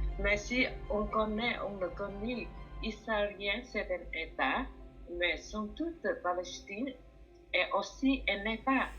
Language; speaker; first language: French; non-native, learner; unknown